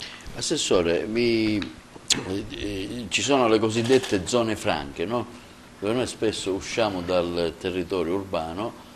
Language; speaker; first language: Italian; native; Italian